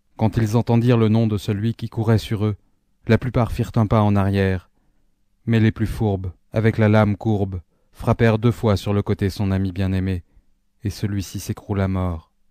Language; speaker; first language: French; native; French